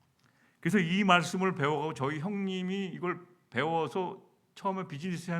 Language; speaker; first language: Korean; native; Korean